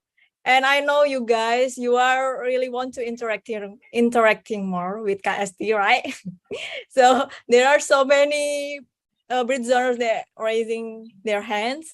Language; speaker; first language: English; non-native, fluent; Indonesian